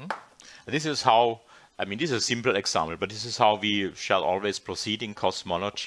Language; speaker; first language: English; non-native, fluent; German